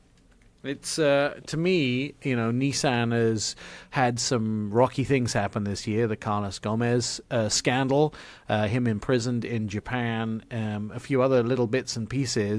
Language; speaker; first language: English; native; English